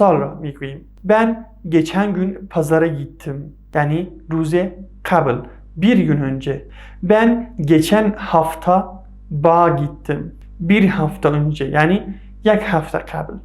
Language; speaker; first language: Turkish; non-native, fluent; Persian